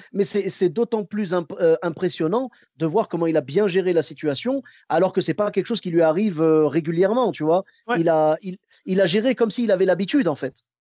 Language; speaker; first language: French; early bilingual, other home language; Arabic